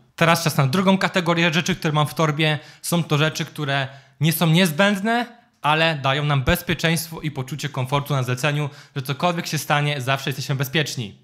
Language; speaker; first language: Polish; native; Polish